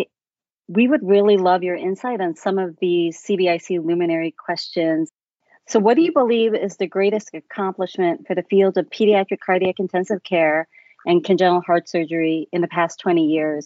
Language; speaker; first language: English; native; English